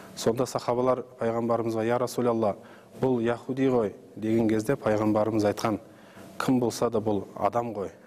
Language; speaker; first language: Kazakh; native; Kazakh